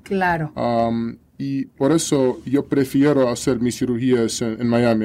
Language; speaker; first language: Spanish; non-native, learner; Russian